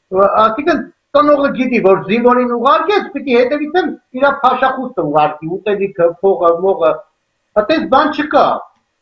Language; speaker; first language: Armenian; native; Armenian